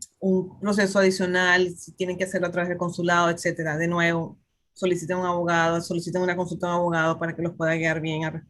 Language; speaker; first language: Spanish; native; Spanish